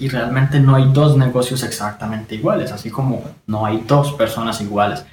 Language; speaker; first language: Spanish; native; Spanish